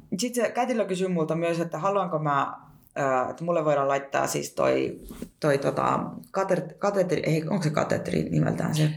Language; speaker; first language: Finnish; early bilingual, other home language; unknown